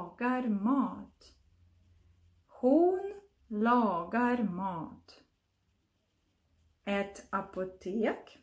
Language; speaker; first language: Swedish; non-native, fluent; Russian